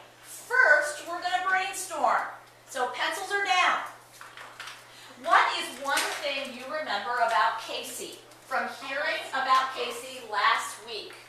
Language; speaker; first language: English; native; English